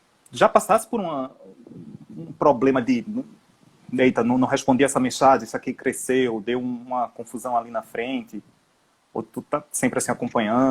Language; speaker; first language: Portuguese; native; Portuguese